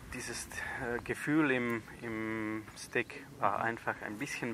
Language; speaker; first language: German; non-native, fluent; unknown